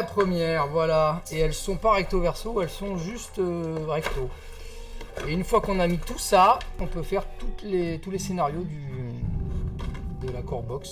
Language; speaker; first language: French; native; French